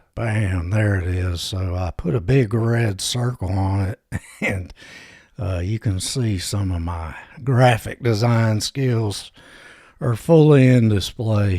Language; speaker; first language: English; native; English